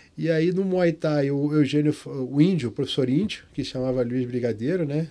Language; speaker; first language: Portuguese; non-native, fluent; Arabic